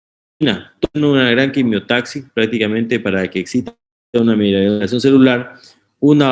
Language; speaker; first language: Spanish; native; Spanish